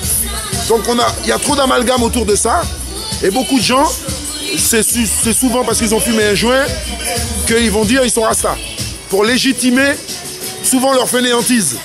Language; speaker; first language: French; native; French